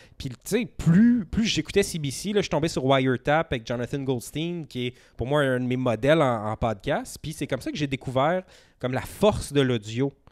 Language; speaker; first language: French; native; French